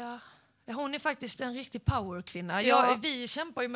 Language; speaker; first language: Swedish; native; Swedish